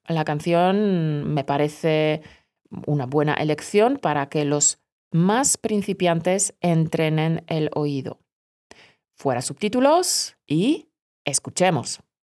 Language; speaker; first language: Spanish; non-native, fluent; Polish